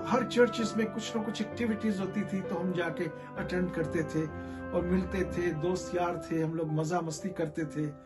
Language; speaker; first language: Urdu; native; Urdu